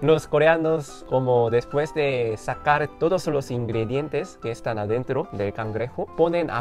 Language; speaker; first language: Spanish; non-native, fluent; Korean